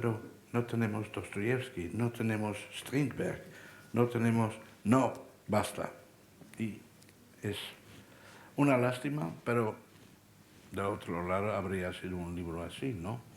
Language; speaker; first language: Spanish; non-native, fluent; Dutch